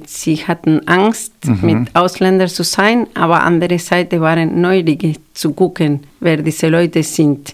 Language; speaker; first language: German; non-native, fluent; Spanish